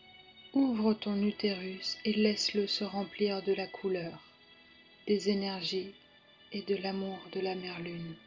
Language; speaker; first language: French; native; French